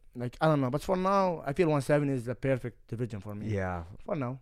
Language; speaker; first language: English; non-native, fluent; Arabic